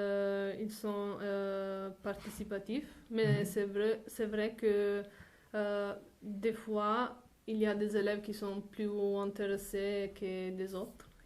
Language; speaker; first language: French; non-native, fluent; Italian